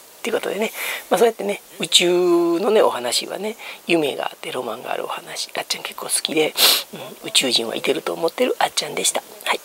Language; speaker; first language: Japanese; native; Japanese